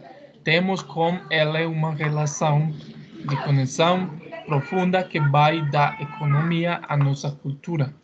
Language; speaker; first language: Portuguese; non-native, learner; Spanish